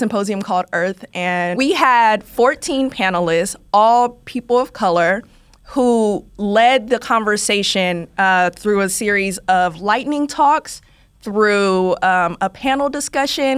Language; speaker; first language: English; native; English